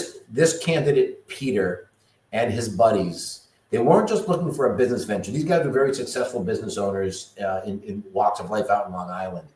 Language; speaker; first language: English; native; English